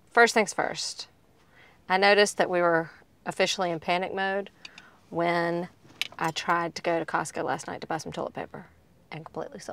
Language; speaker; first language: English; native; English